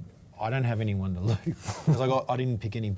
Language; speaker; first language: English; native; English